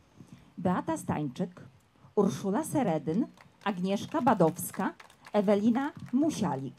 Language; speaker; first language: Polish; native; Polish